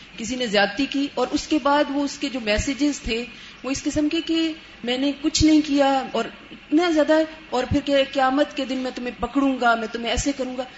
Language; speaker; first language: Urdu; non-native, local second language; Punjabi